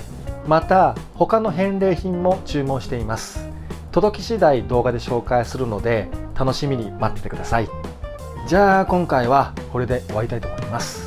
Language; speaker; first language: Japanese; native; Japanese